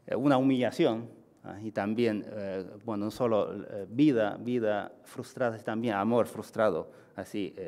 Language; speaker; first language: Spanish; non-native, fluent; Chinese